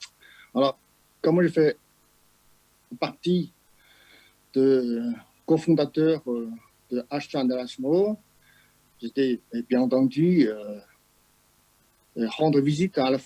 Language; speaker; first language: French; non-native, fluent; Chinese